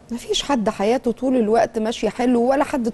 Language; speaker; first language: Arabic; native; Arabic